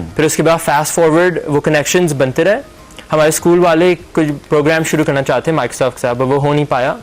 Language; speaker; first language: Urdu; native; Urdu